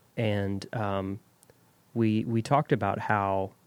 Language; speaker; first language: English; native; English